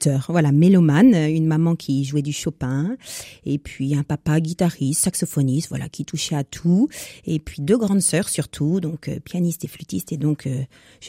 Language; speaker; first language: French; native; French